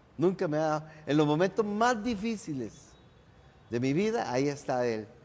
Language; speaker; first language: Spanish; native; Spanish